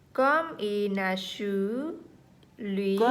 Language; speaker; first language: French; non-native, learner; Vietnamese